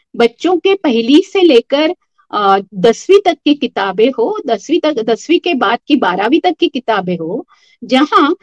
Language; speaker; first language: Hindi; non-native, local second language; Marathi